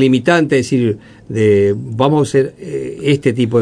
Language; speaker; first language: Spanish; native; Spanish